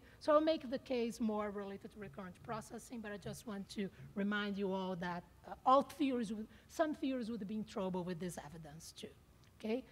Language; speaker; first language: English; non-native, fluent; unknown